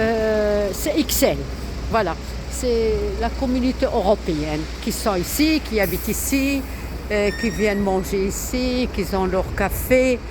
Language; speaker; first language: French; non-native, local second language; Arabic